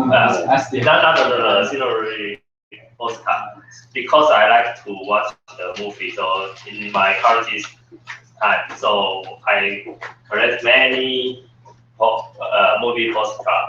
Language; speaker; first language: English; non-native, learner; Chinese